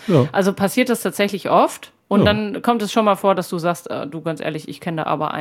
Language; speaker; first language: German; native; German